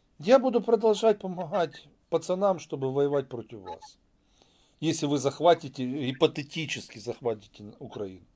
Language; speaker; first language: Russian; native; Russian